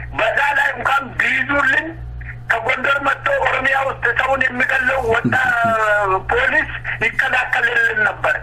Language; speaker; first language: Amharic; non-native, local second language; Oromo